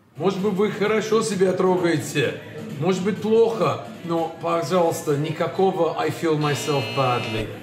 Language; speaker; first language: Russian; non-native, fluent; English